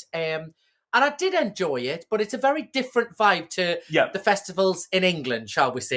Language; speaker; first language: English; native; English